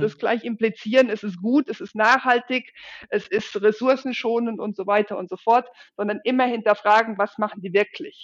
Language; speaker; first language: German; native; German